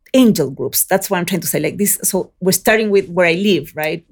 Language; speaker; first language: English; early bilingual, other home language; Spanish